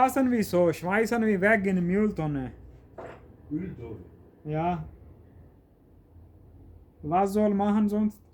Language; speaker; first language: German; non-native, learner; Punjabi